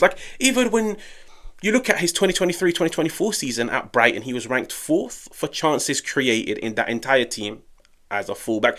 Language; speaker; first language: English; native; English